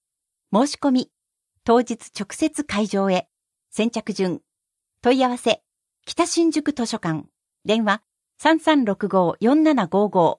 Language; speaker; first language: Japanese; native; Japanese